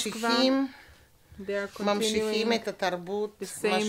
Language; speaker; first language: Hebrew; non-native, fluent; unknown